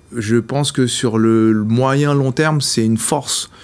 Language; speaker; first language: French; native; French